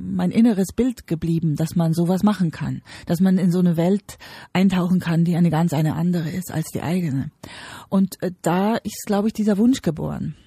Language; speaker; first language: German; native; German